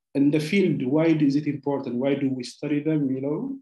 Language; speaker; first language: English; non-native, local second language; Amharic